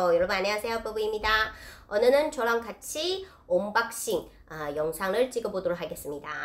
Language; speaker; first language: Korean; non-native, fluent; Chinese